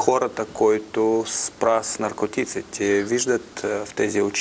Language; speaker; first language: Bulgarian; non-native, learner; Russian